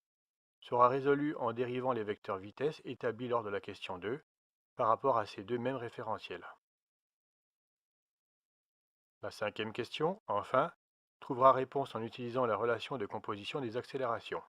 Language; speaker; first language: French; native; French